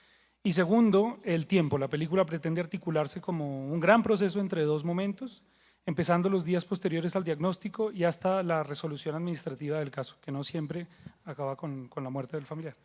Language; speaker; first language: Spanish; native; Spanish